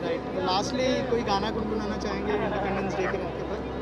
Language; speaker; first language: Hindi; native; Hindi